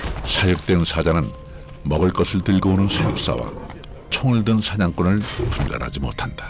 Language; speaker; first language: Korean; native; Korean